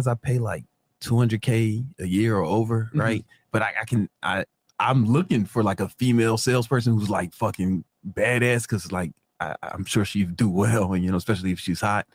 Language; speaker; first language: English; non-native, fluent; Italian